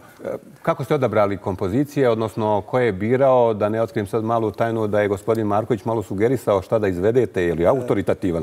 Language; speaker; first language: Bosnian; native; Bosnian